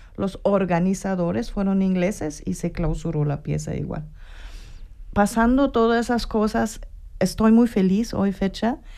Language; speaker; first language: Spanish; non-native, fluent; German